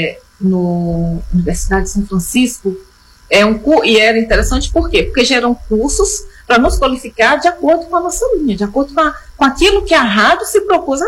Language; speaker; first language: Portuguese; native; Portuguese